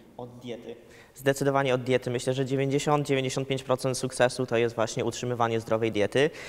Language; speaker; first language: Polish; early bilingual, heritage; Polish